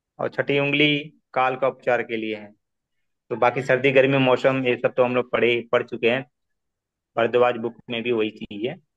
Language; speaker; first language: Hindi; non-native, local second language; Marathi